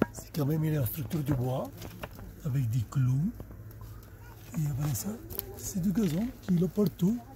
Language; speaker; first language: French; non-native, learner; Bulgarian